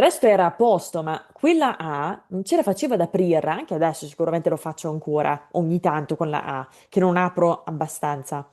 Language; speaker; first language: Italian; non-native, fluent; English